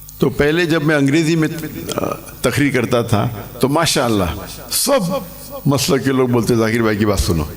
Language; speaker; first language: Urdu; non-native, local second language; English